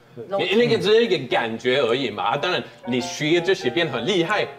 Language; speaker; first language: Chinese; non-native, fluent; Swedish